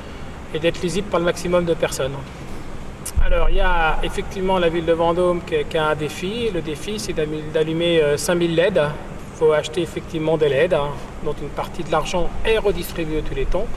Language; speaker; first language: French; native; French